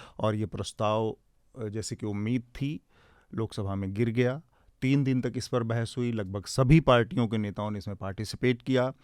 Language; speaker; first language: Hindi; native; Hindi